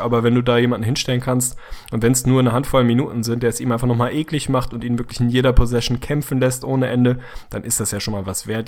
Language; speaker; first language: German; native; German